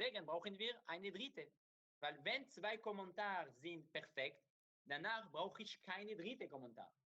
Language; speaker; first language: German; non-native, learner; Hebrew